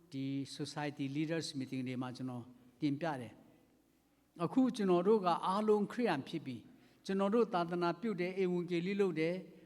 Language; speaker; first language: Burmese; non-native, local second language; Tedim Chin